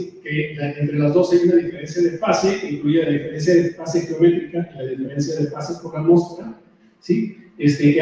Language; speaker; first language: Spanish; native; Spanish